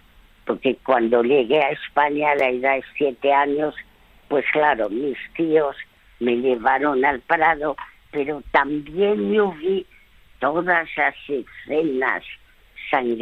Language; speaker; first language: Spanish; early bilingual, other home language; French